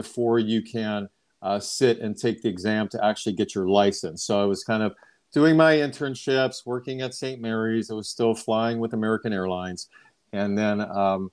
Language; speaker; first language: English; native; English